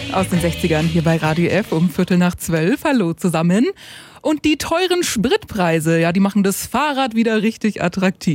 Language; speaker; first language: German; native; German